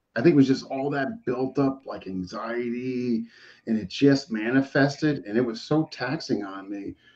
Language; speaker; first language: English; native; English